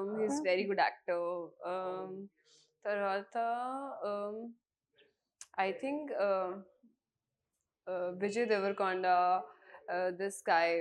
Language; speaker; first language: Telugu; non-native, learner; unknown